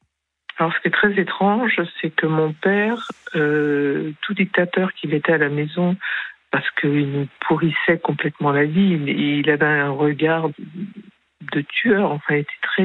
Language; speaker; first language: French; early bilingual, other home language; Spanish